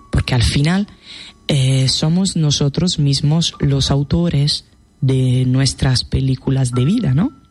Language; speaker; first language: Spanish; non-native, fluent; Italian